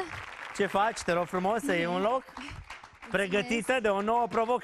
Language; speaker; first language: Romanian; native; Romanian